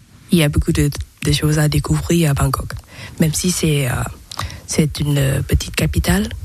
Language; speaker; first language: French; non-native, learner; Thai